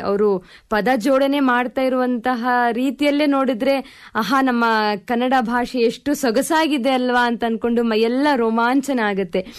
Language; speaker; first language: Kannada; native; Kannada